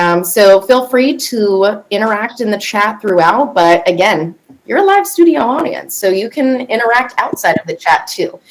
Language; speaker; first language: English; native; English